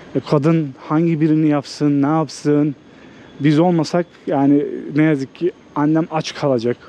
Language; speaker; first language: Turkish; native; Turkish